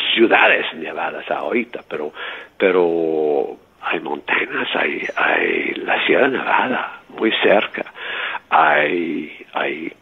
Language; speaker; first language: Spanish; non-native, fluent; English